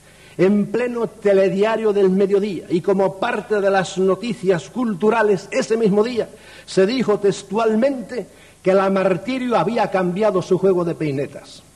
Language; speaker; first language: Spanish; native; Spanish